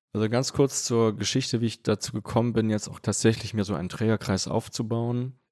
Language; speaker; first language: German; native; German